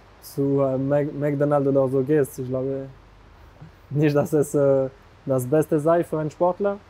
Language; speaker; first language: German; non-native, local second language; French